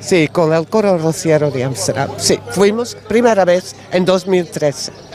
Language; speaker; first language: Spanish; non-native, learner; Dutch